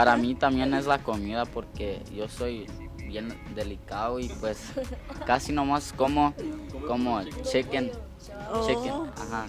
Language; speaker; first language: Spanish; early bilingual, heritage; Spanish